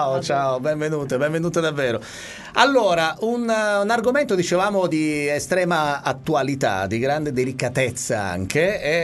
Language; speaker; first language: Italian; native; Italian